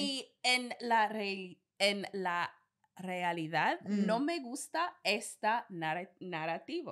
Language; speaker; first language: Spanish; non-native, learner; English